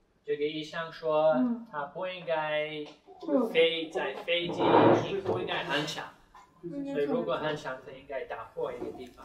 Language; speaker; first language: Chinese; non-native, fluent; English